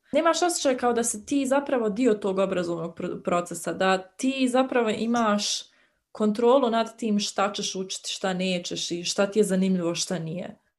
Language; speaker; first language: Croatian; native; Croatian